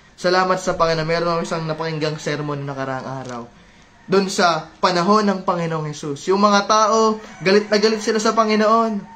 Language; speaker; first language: Filipino; native; Filipino